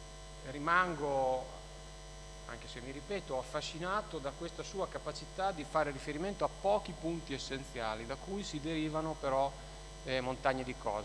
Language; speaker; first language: Italian; native; Italian